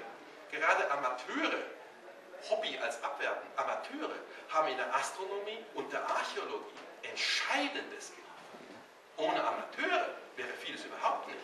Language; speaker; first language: German; native; German